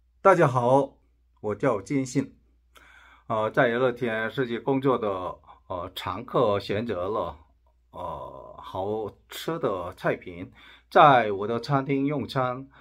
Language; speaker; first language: Chinese; non-native, learner; Korean